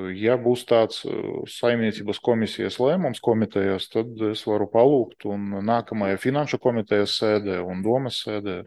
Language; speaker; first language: Latvian; non-native, local second language; Russian